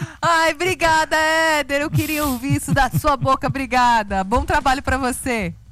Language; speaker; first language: Portuguese; native; Portuguese